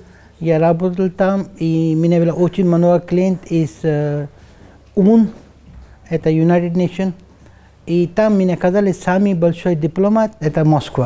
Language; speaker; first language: Russian; non-native, learner; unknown